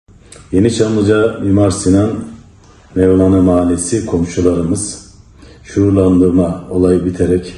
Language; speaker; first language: Turkish; native; Turkish